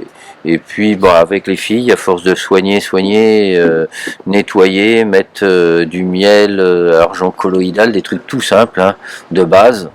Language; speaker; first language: French; native; French